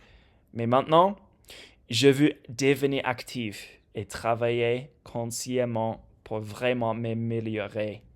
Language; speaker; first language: French; non-native, learner; English